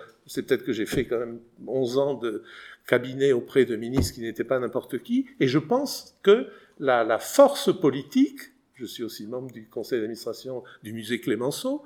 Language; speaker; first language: French; native; French